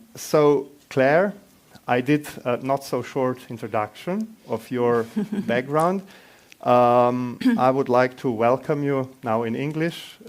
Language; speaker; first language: English; non-native, fluent; Slovenian